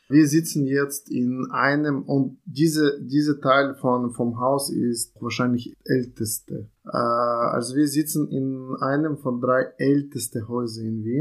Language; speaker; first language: German; non-native, fluent; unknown